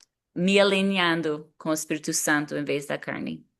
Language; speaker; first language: Portuguese; non-native, fluent; English